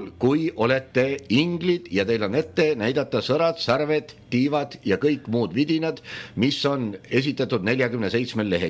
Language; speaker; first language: Estonian; native; Estonian